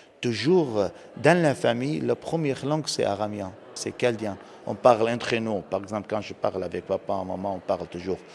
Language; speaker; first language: French; non-native, learner; Aramaic